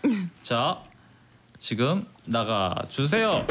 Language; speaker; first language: Korean; native; Korean